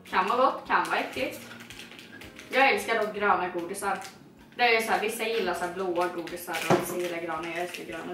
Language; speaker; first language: Swedish; native; Swedish